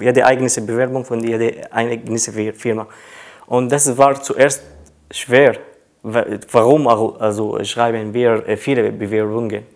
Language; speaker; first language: German; non-native, learner; Arabic